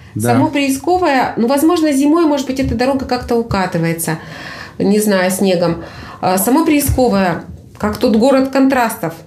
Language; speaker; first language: Russian; native; Russian